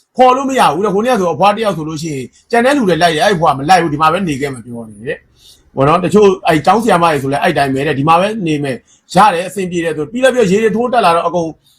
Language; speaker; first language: Burmese; native; Burmese